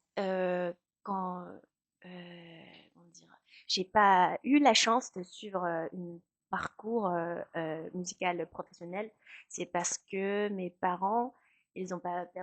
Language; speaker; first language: French; non-native, learner; Chinese